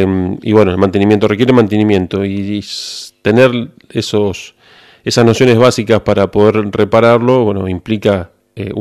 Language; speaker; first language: Spanish; native; Spanish